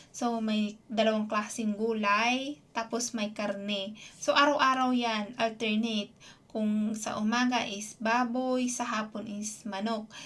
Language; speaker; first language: Filipino; non-native, local second language; Cebuano